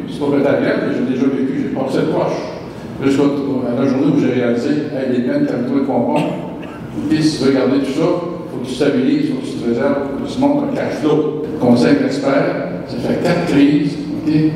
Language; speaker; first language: French; native; French